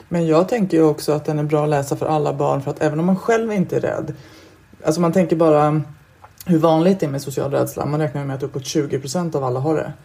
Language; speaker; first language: Swedish; native; Swedish